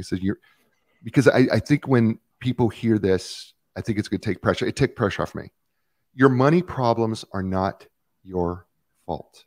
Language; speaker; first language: English; native; English